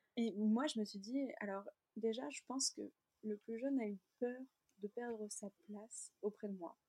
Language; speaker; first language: French; native; French